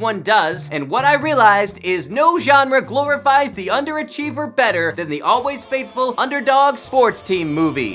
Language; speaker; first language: English; native; English